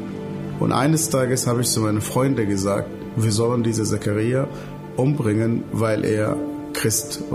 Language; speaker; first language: German; non-native, fluent; Arabic